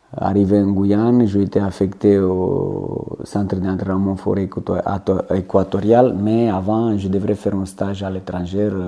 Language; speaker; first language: French; non-native, fluent; Romanian